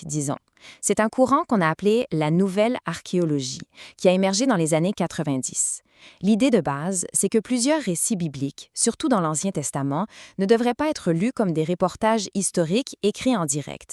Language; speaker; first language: French; native; French